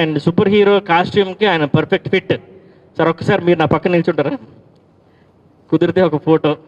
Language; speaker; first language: Telugu; native; Telugu